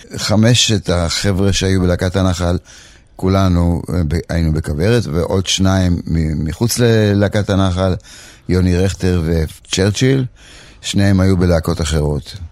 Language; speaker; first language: Hebrew; early bilingual, other home language; Polish